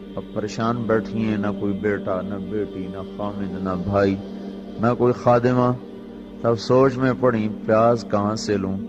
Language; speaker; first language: Urdu; non-native, local second language; Punjabi